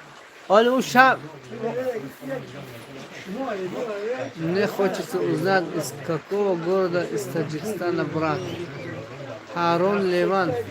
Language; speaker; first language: Russian; non-native, fluent; Tajik